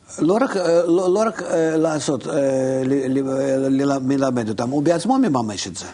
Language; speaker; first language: Hebrew; non-native, fluent; Russian